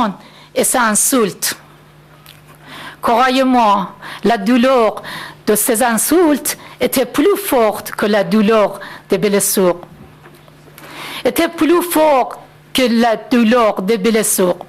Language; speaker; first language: French; non-native, fluent; Persian